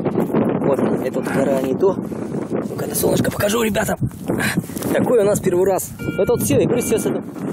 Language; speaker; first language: Russian; native; Russian